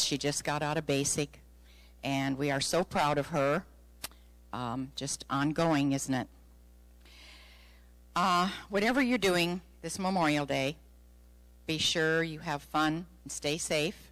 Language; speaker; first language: English; native; English